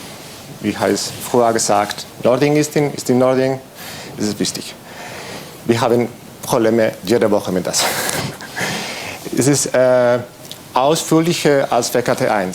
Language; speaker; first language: German; non-native, fluent; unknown